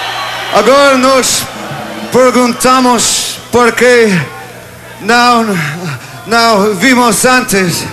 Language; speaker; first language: Portuguese; non-native, learner; English